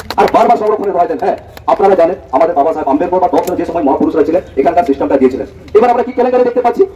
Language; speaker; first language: Bangla; non-native, local second language; Santali